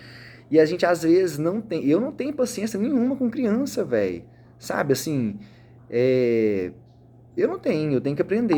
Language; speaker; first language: Portuguese; native; Portuguese